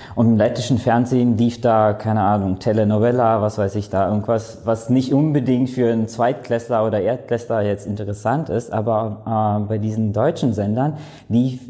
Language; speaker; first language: German; non-native, fluent; Latvian